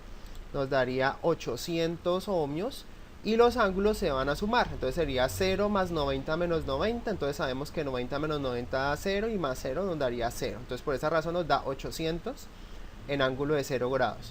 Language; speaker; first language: Spanish; native; Spanish